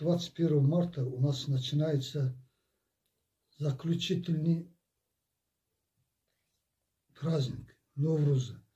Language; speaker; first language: Russian; non-native, local second language; Azerbaijani